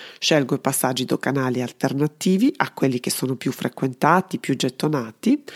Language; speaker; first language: Italian; non-native, fluent; Serbian